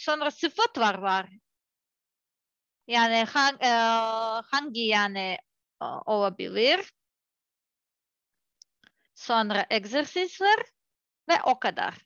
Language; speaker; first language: Turkish; non-native, learner; Serbian